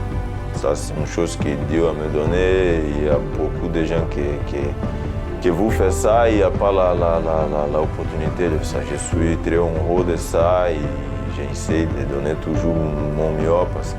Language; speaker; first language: French; non-native, fluent; Portuguese